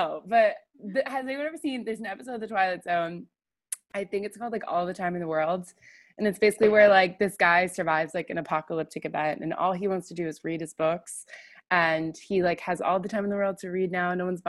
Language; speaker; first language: English; native; English